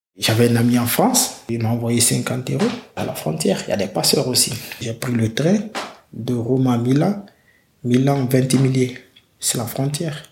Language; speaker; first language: French; non-native, local second language; Fula